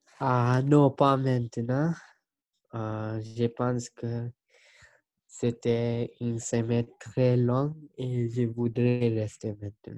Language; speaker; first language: French; non-native, learner; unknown